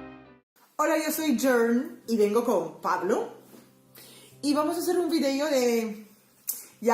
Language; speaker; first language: Spanish; non-native, fluent; Papiamento